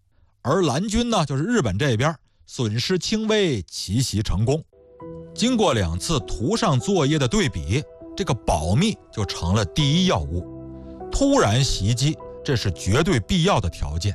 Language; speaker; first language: Chinese; native; Chinese